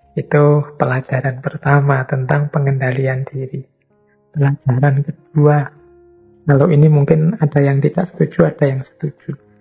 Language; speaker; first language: Indonesian; native; Indonesian